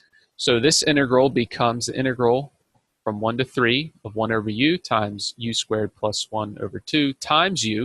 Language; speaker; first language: English; native; English